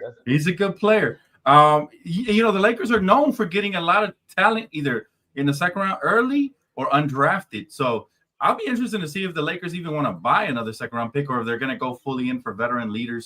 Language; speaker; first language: English; native; English